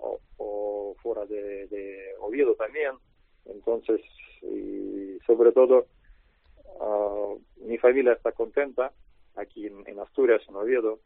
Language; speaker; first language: Spanish; non-native, learner; Russian